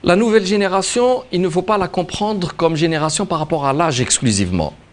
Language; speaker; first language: French; non-native, local second language; Arabic